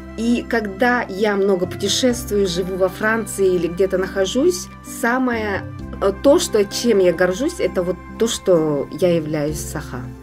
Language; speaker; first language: Russian; non-native, local second language; Yakut